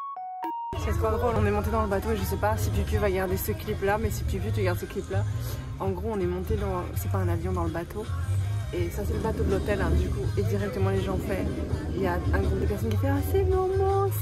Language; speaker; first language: French; native; French